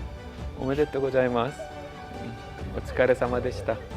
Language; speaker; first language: Japanese; non-native, learner; Korean